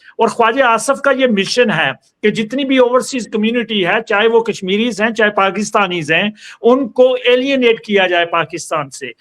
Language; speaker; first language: Urdu; non-native, local second language; Punjabi